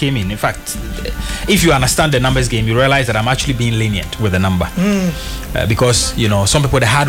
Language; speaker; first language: English; non-native, local second language; Akan